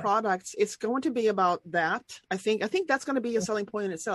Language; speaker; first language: English; non-native, fluent; Swedish